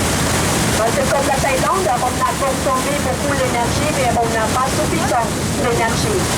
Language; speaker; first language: French; non-native, learner; Thai